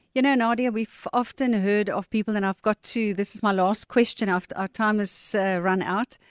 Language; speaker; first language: English; non-native, local second language; Afrikaans